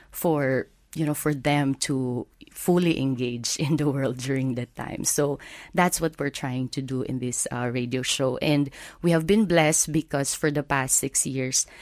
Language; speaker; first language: English; non-native, local second language; Filipino